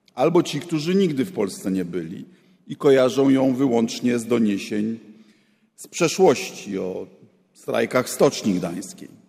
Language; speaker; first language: Polish; native; Polish